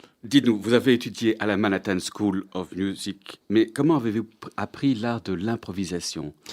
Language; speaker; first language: French; native; French